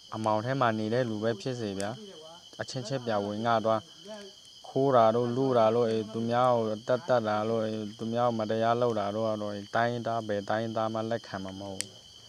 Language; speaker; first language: Burmese; non-native, local second language; Lahu